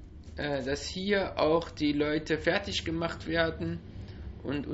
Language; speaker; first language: German; non-native, learner; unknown